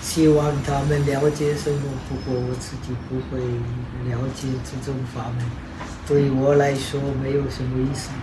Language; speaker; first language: Chinese; non-native, fluent; Czech